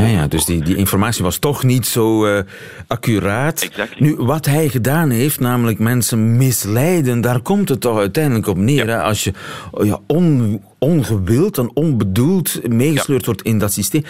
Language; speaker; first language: Dutch; native; Dutch